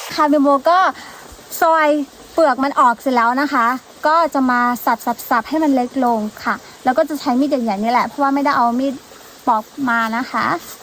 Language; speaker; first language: Thai; non-native, local second language; Karen languages